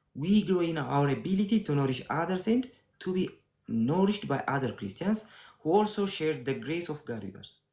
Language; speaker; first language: English; non-native, local second language; Amharic